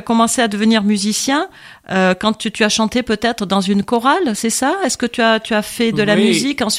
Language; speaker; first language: French; native; French